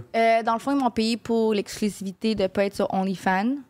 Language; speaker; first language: French; native; French